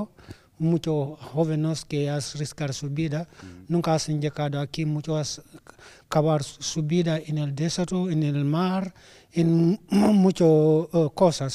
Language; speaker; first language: Spanish; non-native, learner; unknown